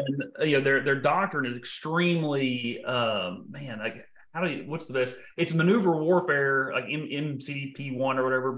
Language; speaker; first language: English; native; English